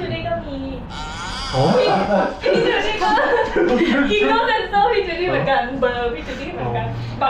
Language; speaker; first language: Thai; native; Thai